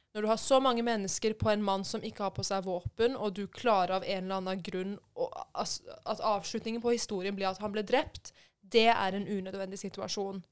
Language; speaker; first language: Norwegian; early bilingual, other home language; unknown